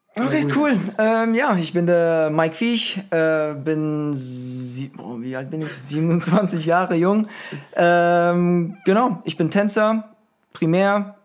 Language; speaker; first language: German; native; German